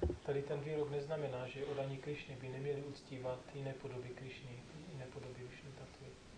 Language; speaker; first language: Czech; native; Czech